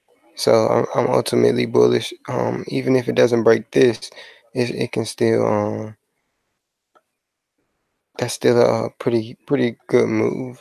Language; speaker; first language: English; native; English